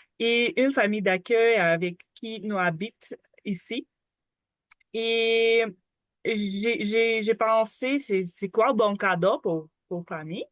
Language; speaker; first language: French; non-native, learner; Ukrainian